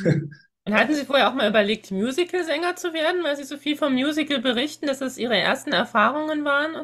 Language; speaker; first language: German; native; German